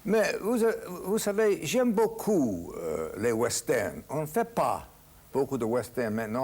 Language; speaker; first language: French; non-native, fluent; English